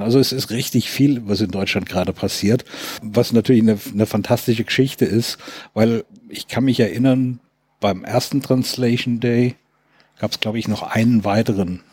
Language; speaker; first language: German; native; German